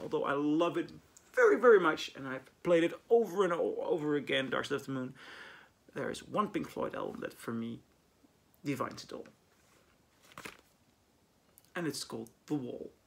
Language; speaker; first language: English; non-native, fluent; Dutch